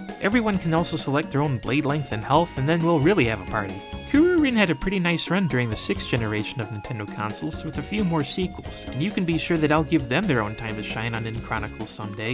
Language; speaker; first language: English; native; English